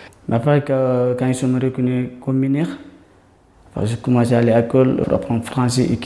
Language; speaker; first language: French; non-native, learner; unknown